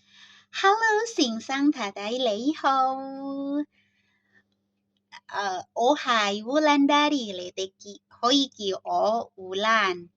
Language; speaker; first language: Cantonese; non-native, fluent; Indonesian